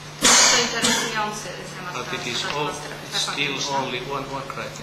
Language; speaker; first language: English; non-native, learner; Polish